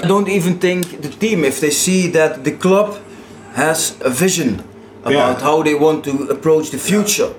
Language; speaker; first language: English; non-native, fluent; Dutch